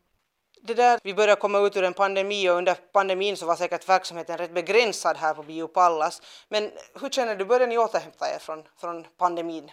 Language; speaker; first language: Swedish; native; Swedish